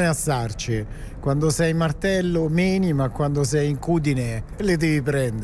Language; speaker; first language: Italian; native; Italian